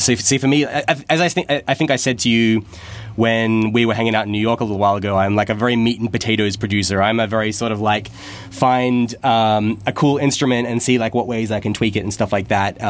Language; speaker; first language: English; native; English